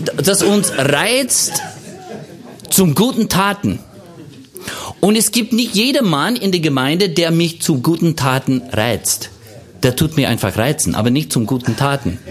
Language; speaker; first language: German; non-native, fluent; English